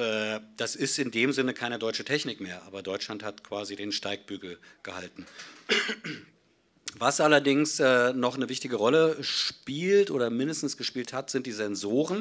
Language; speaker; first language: German; native; German